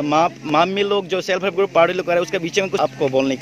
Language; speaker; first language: Hindi; non-native, local second language; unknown